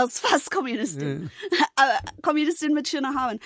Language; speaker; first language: German; non-native, fluent; English